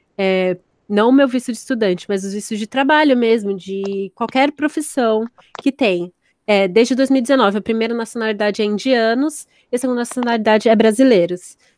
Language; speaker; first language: Portuguese; native; Portuguese